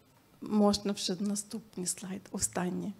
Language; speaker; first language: Ukrainian; non-native, fluent; Swedish